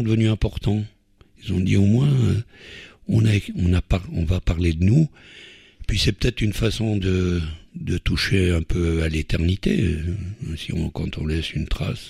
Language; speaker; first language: French; native; French